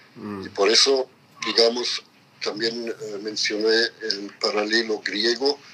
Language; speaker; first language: Spanish; non-native, fluent; German